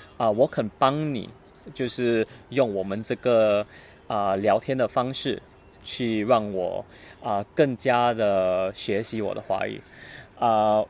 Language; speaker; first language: Chinese; non-native, learner; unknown